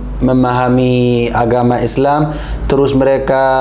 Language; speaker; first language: Indonesian; non-native, learner; Arabic